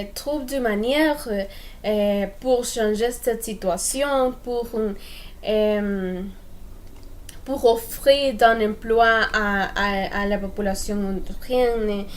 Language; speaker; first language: French; non-native, learner; Spanish